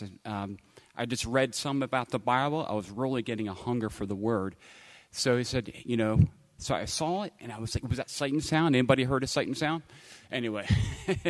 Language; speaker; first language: English; native; English